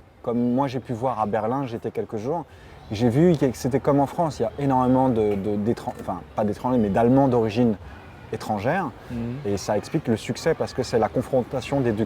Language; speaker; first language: French; early bilingual, other home language; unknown